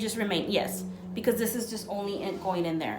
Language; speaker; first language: English; native; English